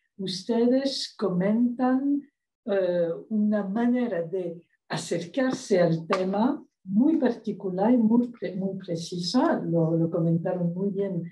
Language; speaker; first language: Spanish; non-native, fluent; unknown